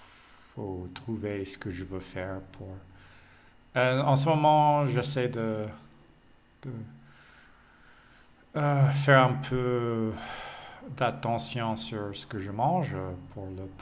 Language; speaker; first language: French; non-native, learner; English